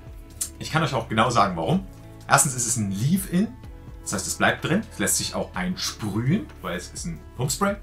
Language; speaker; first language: German; native; German